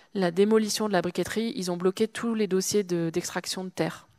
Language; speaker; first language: French; native; French